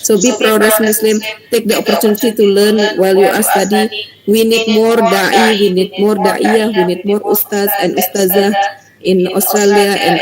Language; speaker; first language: English; non-native, fluent; Indonesian